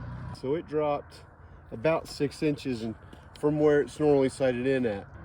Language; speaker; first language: English; native; English